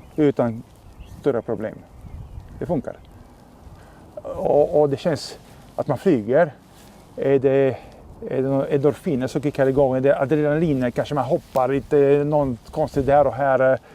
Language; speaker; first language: Swedish; non-native, fluent; Czech